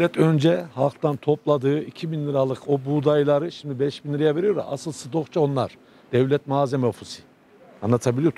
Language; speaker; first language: Turkish; native; Turkish